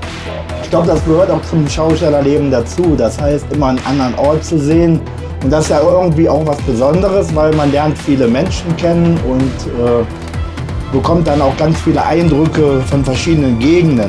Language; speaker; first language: German; native; German